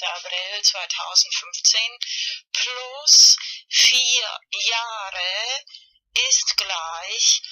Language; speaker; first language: German; non-native, fluent; Spanish